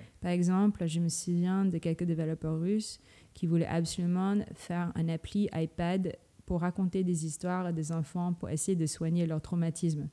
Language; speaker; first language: French; non-native, fluent; Filipino